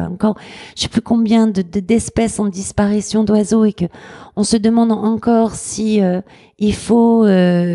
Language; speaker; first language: French; native; French